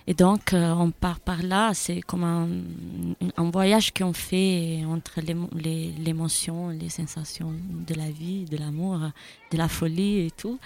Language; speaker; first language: French; non-native, learner; Italian